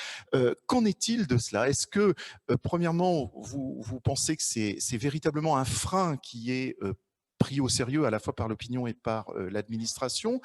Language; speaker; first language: French; native; French